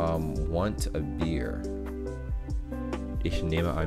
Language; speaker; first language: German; non-native, learner; English